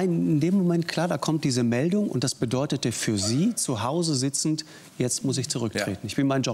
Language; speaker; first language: German; native; German